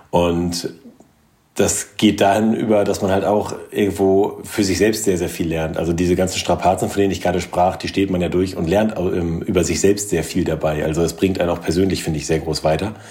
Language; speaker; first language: German; native; German